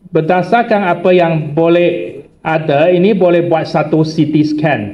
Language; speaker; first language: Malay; non-native, local second language; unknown